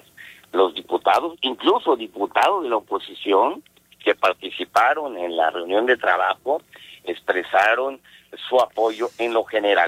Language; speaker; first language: Spanish; native; Spanish